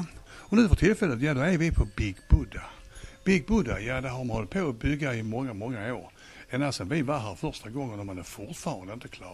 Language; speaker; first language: Swedish; native; Swedish